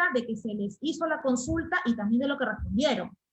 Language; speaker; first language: Spanish; native; Spanish